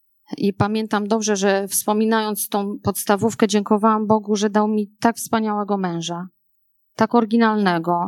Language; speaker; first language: Polish; native; Polish